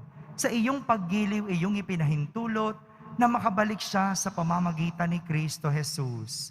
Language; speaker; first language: Filipino; native; Filipino